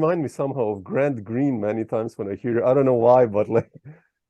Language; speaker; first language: English; non-native, fluent; Slovenian